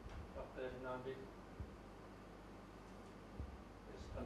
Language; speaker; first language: English; non-native, learner; Thai